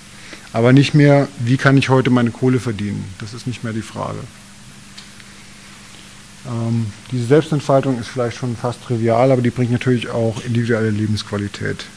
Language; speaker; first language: German; native; German